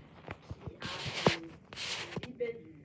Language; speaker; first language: French; non-native, fluent; English